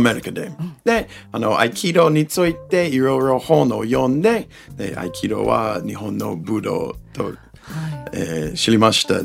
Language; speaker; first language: Japanese; non-native, learner; English